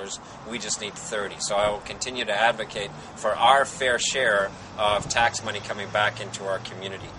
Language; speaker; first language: English; native; English